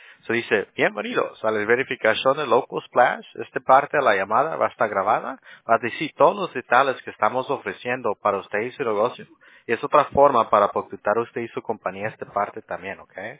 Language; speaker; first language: Spanish; non-native, learner; English